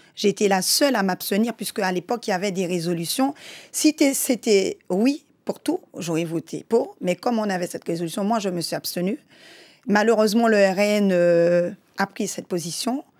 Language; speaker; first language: French; native; French